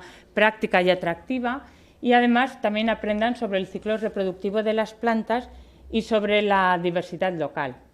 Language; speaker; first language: Spanish; native; Spanish